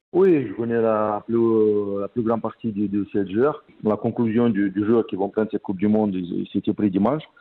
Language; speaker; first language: French; non-native, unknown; Romanian